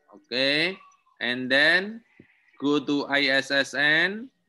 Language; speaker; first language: English; non-native, learner; Indonesian